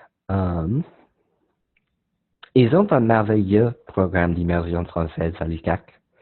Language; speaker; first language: French; non-native, learner; English